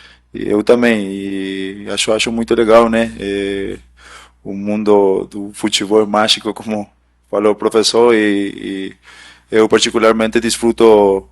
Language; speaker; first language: Portuguese; non-native, fluent; Spanish